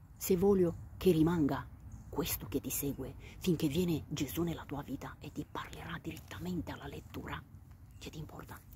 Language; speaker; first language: Italian; non-native, fluent; Romanian